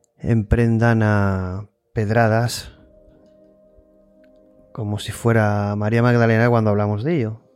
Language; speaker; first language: Spanish; native; Spanish